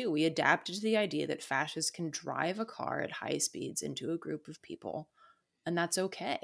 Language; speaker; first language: English; native; English